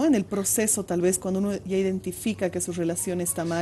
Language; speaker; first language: Spanish; native; Spanish